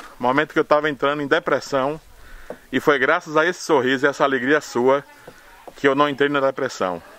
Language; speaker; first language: Portuguese; native; Portuguese